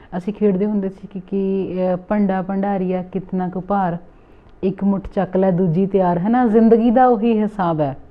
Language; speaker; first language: Punjabi; native; Punjabi